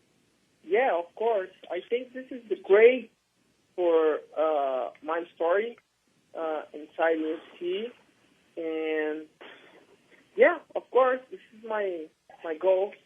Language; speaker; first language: English; non-native, learner; Portuguese